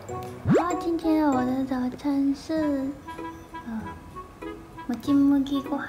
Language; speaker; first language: Chinese; non-native, fluent; Japanese